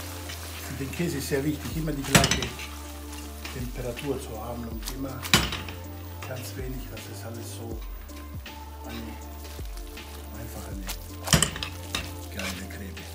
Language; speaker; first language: German; non-native, fluent; Italian